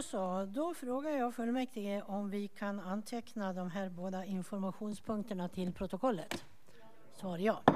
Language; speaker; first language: Swedish; native; Swedish